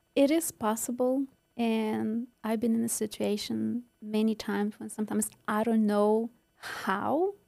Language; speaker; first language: English; non-native, fluent; Ukrainian